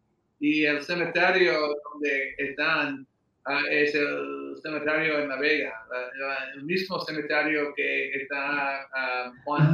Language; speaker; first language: Spanish; early bilingual, heritage; English